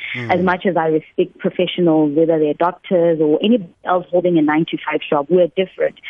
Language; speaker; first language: English; non-native, local second language; Northern Sotho